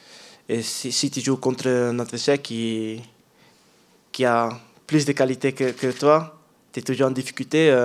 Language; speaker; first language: French; non-native, learner; Dutch